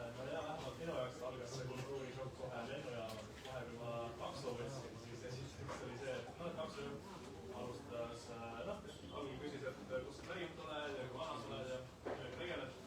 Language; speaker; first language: Estonian; native; Estonian